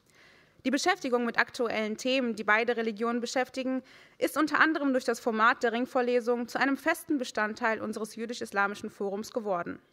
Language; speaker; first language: German; native; German